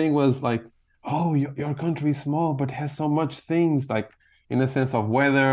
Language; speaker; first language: English; non-native, fluent; Portuguese